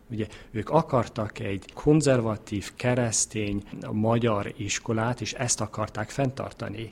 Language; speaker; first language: Hungarian; early bilingual, heritage; German